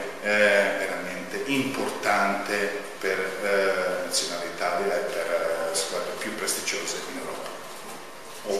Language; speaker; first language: Italian; non-native, fluent; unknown